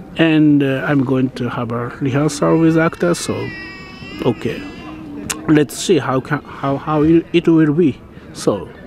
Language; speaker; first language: English; non-native, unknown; Japanese